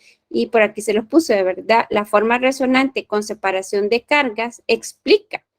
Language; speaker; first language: Spanish; native; Spanish